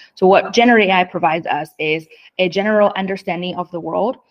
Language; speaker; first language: English; non-native, fluent; Chinese